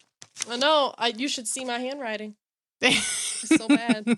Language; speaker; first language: English; native; English